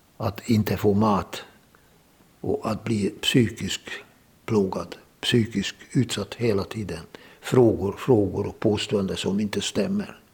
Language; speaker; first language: Swedish; non-native, fluent; Hungarian